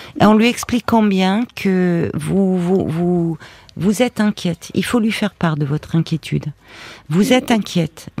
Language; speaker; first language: French; native; French